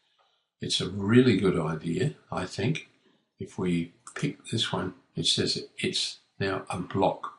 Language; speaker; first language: English; native; English